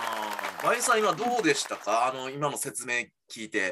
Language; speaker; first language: Japanese; native; Japanese